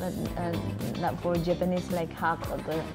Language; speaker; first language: English; non-native, learner; Indonesian